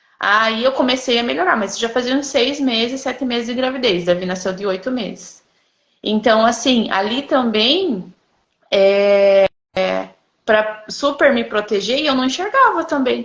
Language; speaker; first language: Portuguese; native; Portuguese